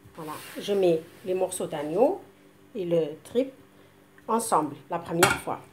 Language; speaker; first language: French; non-native, local second language; Arabic